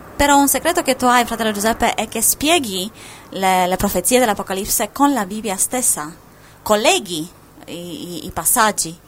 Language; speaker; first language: Italian; non-native, fluent; Spanish